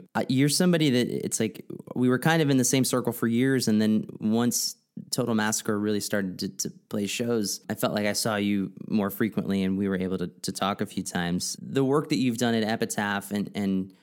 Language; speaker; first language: English; native; English